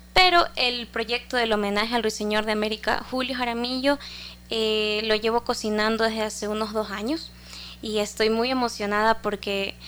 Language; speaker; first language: Spanish; native; Spanish